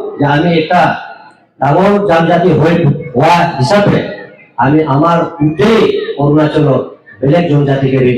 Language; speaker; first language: Assamese; non-native, local second language; Nyishi